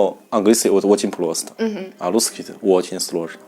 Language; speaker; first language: Russian; non-native, learner; Chinese